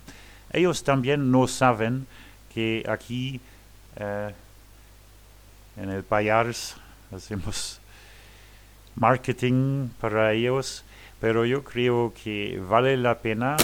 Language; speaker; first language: Spanish; non-native, learner; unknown